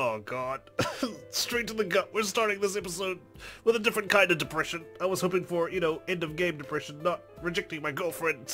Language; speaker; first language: English; native; English